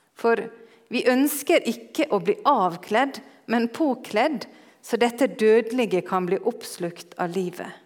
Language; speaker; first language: Norwegian; native; Norwegian